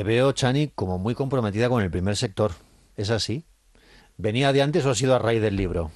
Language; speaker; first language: Spanish; native; Spanish